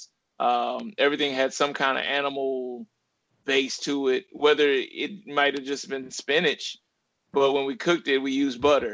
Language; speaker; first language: English; native; English